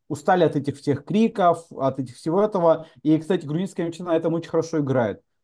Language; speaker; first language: Russian; non-native, local second language; Georgian